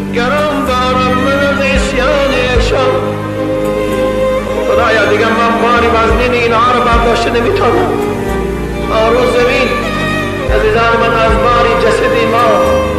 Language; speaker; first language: Persian; native; Persian